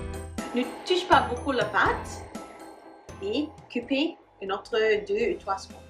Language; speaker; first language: French; non-native, learner; English